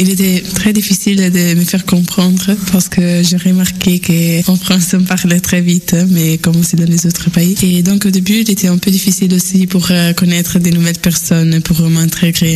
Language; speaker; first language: French; non-native, fluent; Italian